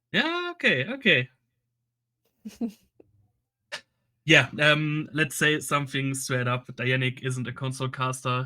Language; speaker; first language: English; non-native, fluent; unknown